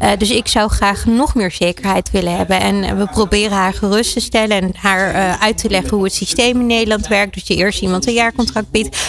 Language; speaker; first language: Dutch; early bilingual, other home language; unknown